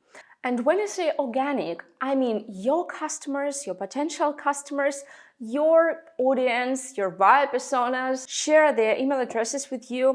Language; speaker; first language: English; non-native, fluent; Russian